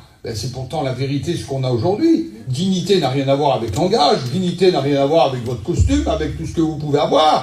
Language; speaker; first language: French; native; French